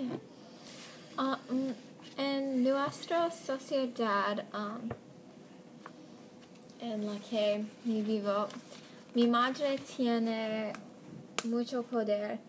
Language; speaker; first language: Spanish; non-native, learner; English